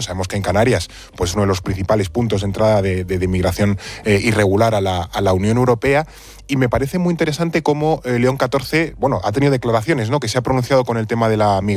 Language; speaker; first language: Spanish; native; Spanish